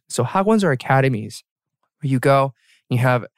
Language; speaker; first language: English; native; English